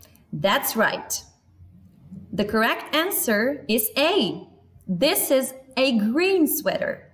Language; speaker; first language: English; non-native, fluent; Macedonian